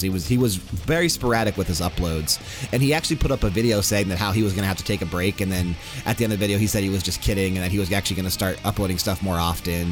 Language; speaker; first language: English; native; English